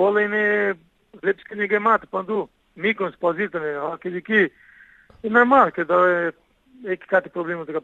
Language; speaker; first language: Greek; non-native, learner; Portuguese